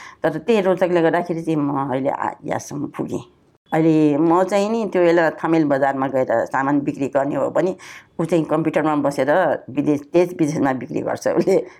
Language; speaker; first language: Nepali; non-native, local second language; Newari